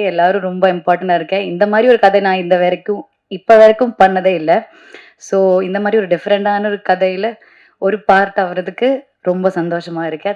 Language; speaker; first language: Tamil; non-native, learner; Malayalam